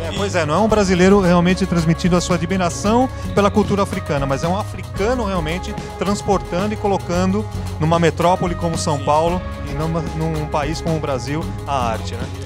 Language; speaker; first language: Portuguese; native; Portuguese